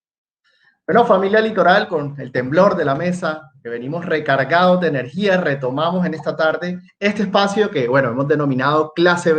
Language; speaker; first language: Spanish; native; Spanish